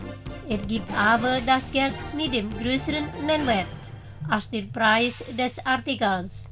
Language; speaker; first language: German; non-native, fluent; Indonesian